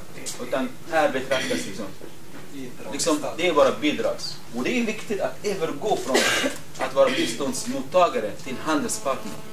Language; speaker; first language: Swedish; non-native, fluent; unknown